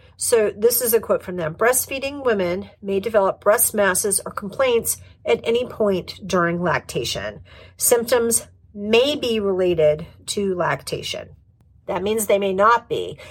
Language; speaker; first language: English; native; English